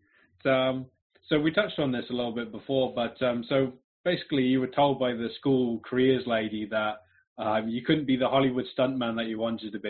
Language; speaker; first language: English; native; English